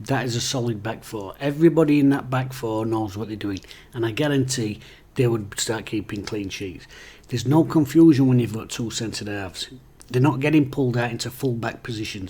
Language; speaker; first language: English; native; English